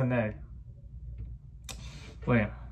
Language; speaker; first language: French; non-native, fluent; English